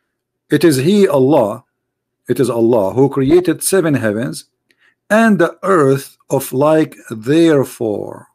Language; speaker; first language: English; non-native, fluent; Arabic